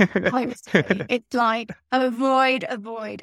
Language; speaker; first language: English; native; English